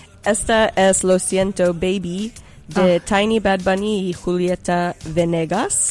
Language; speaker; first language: Spanish; non-native, learner; English